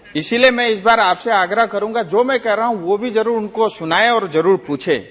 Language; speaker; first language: Hindi; non-native, local second language; Nepali